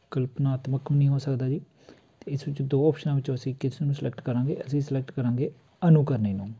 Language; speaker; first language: Hindi; non-native, local second language; Punjabi